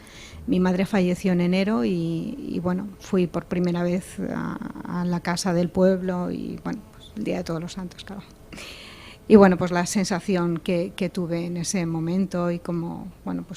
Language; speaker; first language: Spanish; native; Spanish